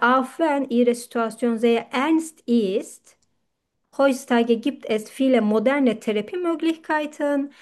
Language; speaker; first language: German; non-native, fluent; Turkish